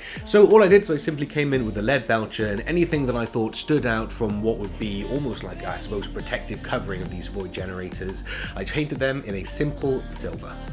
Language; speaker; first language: English; native; English